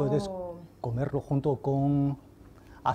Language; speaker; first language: Spanish; non-native, fluent; Chinese